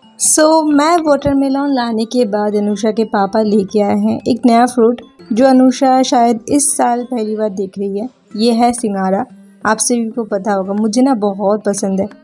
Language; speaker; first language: Hindi; native; Hindi